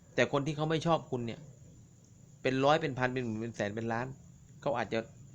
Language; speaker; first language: Thai; native; Thai